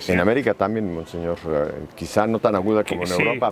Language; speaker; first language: Spanish; native; Spanish